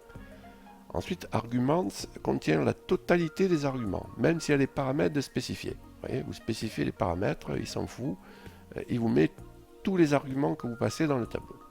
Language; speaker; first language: French; native; French